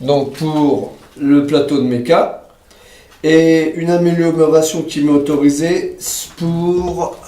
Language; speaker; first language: French; native; French